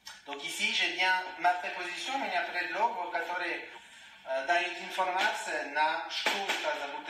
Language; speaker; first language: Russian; non-native, learner; French